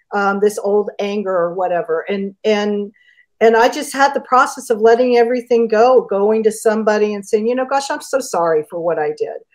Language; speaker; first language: English; native; English